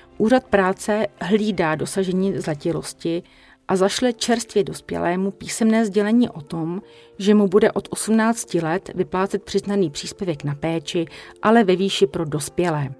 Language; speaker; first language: Czech; native; Czech